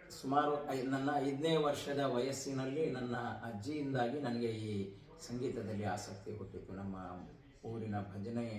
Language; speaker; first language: Kannada; non-native, local second language; Konkani